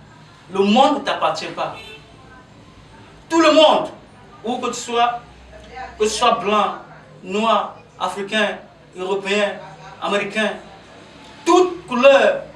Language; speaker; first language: French; non-native, local second language; Ewe